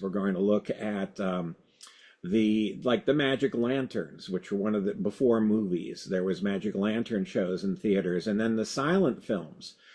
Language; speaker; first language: English; native; English